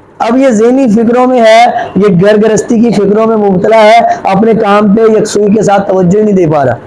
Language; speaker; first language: Urdu; non-native, local second language; Punjabi